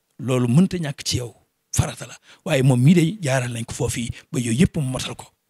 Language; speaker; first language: Wolof; native; Wolof